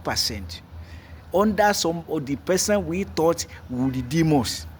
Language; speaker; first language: English; non-native, local second language; Yoruba